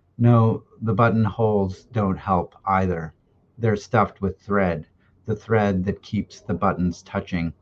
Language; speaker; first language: English; early bilingual, other home language; Russian